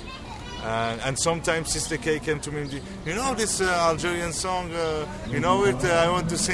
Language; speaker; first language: English; non-native, learner; Arabic